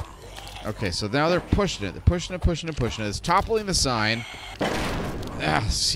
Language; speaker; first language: English; native; English